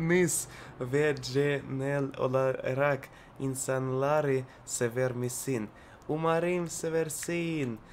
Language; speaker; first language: Turkish; non-native, learner; Russian